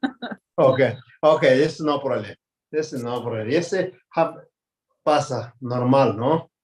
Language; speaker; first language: Spanish; non-native, learner; Tibetan